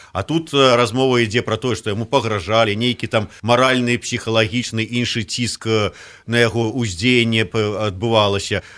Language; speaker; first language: Belarusian; native; Belarusian